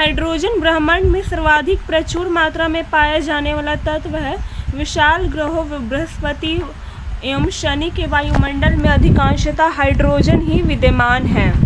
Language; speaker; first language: Hindi; native; Hindi